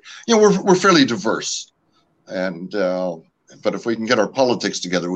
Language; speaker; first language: English; early bilingual, other home language; French